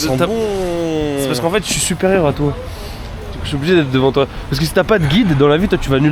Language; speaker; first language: French; native; French